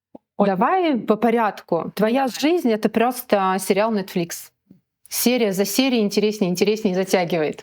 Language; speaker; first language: Russian; native; Russian